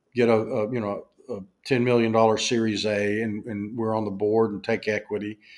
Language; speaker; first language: English; native; English